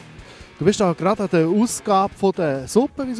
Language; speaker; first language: German; native; German